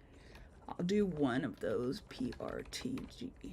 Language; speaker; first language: English; native; English